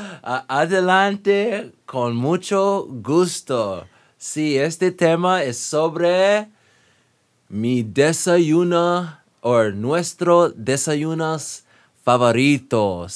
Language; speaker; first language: Spanish; non-native, learner; English